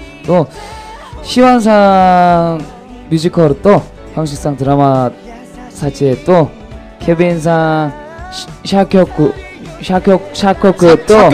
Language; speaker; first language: Japanese; non-native, learner; Korean